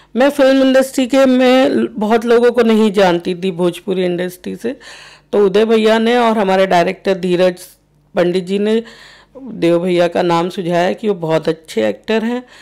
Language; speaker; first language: Hindi; native; Hindi